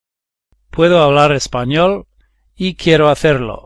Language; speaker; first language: Spanish; non-native, learner; English